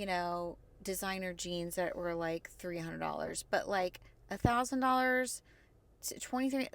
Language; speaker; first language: English; native; English